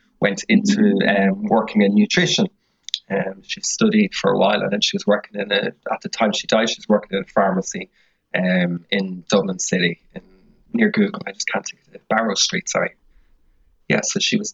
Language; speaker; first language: English; native; English